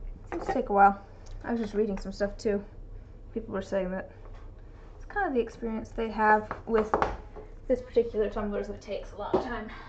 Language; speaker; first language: English; native; English